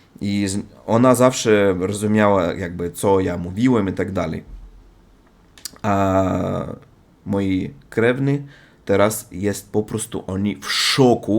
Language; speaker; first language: Polish; non-native, learner; Russian